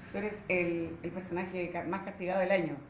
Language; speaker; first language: Spanish; native; Spanish